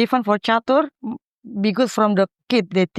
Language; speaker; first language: English; non-native, learner; Indonesian